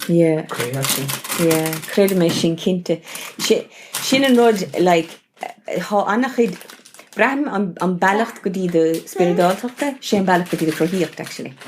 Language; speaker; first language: Irish; non-native, local second language; English